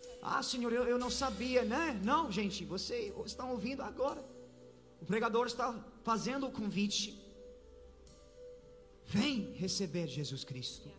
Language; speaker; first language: Portuguese; non-native, fluent; English